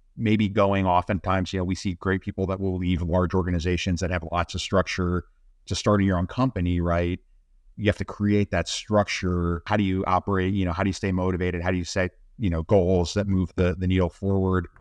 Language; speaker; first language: English; native; English